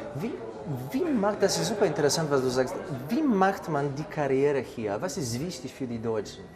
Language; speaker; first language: German; non-native, fluent; Polish